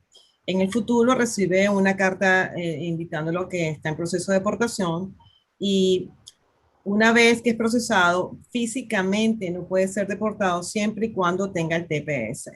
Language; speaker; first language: Spanish; native; Spanish